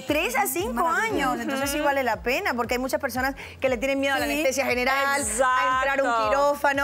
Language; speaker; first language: Spanish; native; Spanish